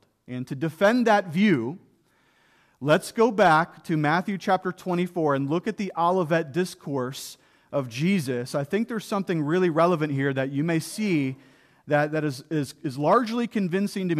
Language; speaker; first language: English; native; English